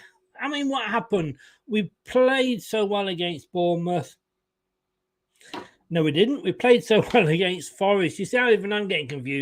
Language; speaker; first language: English; native; English